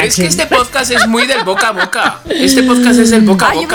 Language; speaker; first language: Spanish; native; Spanish